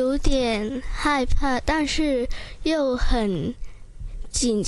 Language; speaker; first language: Chinese; non-native, local second language; Cantonese